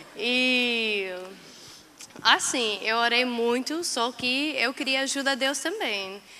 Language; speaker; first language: Portuguese; non-native, fluent; English